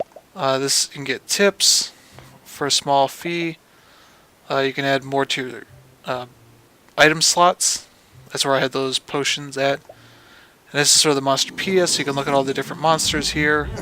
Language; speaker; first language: English; native; English